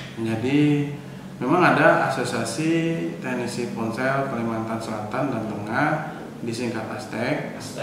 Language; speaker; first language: Indonesian; native; Indonesian